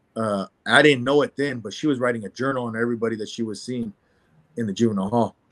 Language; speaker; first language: English; native; English